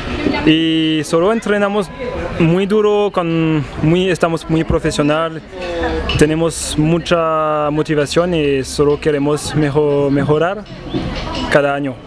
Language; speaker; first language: Spanish; non-native, fluent; French